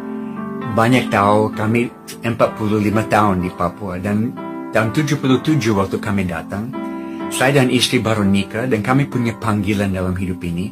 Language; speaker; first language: Indonesian; non-native, fluent; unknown